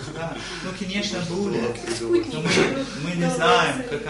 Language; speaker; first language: Russian; non-native, learner; English